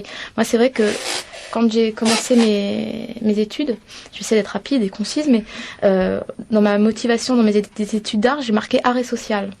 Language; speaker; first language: French; native; French